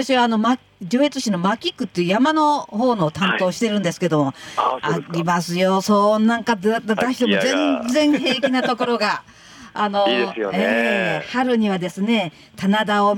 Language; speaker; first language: Japanese; native; Japanese